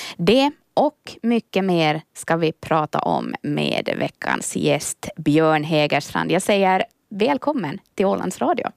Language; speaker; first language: Swedish; native; Swedish